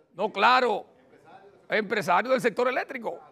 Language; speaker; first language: Spanish; native; Spanish